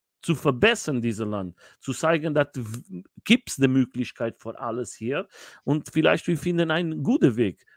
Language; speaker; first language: German; non-native, learner; Portuguese